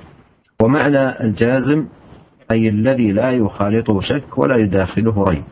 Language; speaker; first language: Arabic; native; Arabic